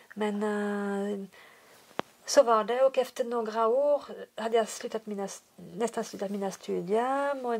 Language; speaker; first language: Swedish; non-native, fluent; French